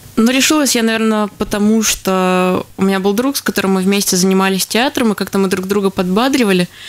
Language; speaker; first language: Russian; native; Russian